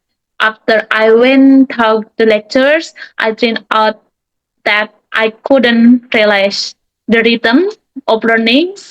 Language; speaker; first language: English; non-native, learner; Indonesian